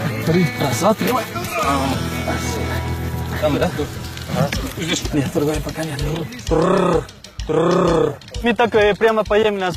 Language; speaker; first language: Russian; non-native, learner; Spanish